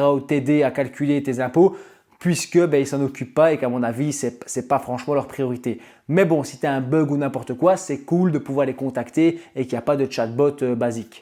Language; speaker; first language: French; native; French